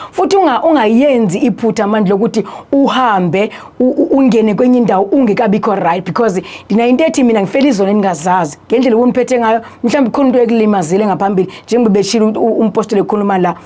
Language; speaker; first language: Zulu; non-native, local second language; Xhosa